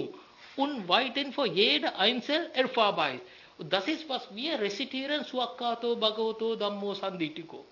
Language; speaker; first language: German; non-native, learner; Sinhala